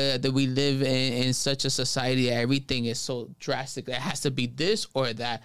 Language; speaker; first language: English; early bilingual, other home language; Spanish